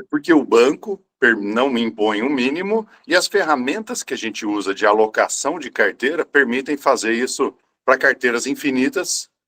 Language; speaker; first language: Portuguese; early bilingual, other home language; English